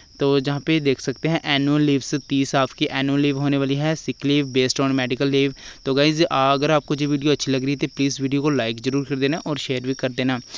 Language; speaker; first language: Hindi; non-native, local second language; Punjabi